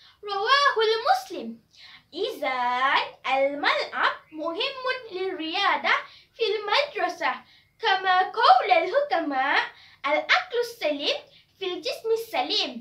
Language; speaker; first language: Arabic; non-native, learner; Malay